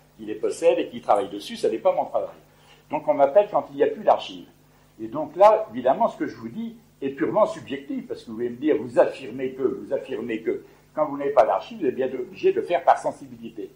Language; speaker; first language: French; native; French